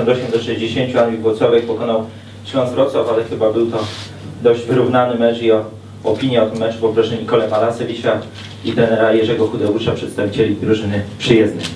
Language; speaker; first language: Polish; native; Polish